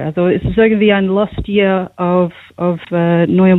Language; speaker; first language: German; non-native, fluent; English